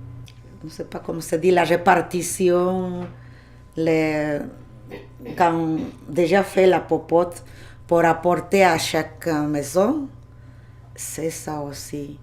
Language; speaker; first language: French; non-native, learner; Spanish